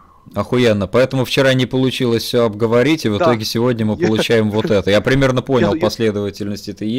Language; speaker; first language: Russian; native; Russian